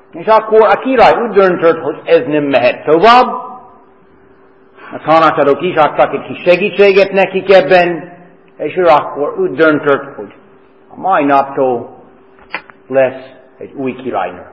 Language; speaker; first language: Hungarian; non-native, fluent; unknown